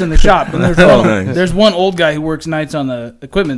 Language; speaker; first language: English; native; English